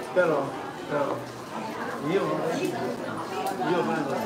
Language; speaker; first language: Italian; non-native, learner; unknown